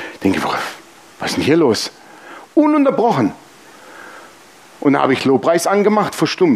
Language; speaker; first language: German; native; German